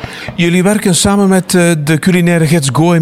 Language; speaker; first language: Dutch; native; Dutch